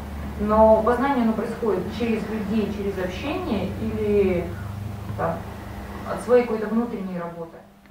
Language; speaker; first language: Russian; native; Russian